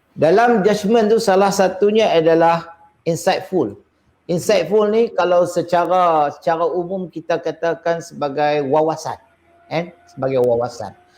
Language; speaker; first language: Malay; native; Malay